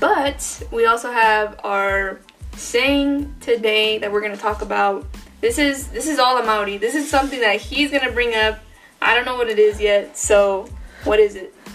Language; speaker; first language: English; early bilingual, other home language; Spanish